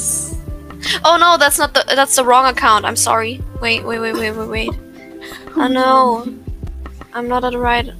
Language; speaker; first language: English; non-native, learner; German